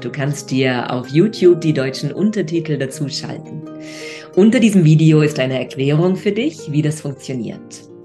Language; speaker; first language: German; native; German